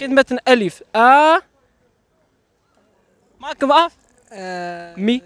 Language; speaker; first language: Dutch; native; Dutch